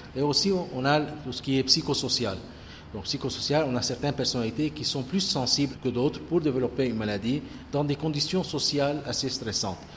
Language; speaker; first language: French; non-native, local second language; Arabic